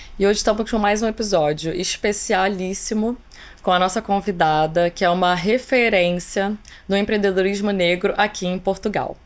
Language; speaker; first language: Portuguese; native; Portuguese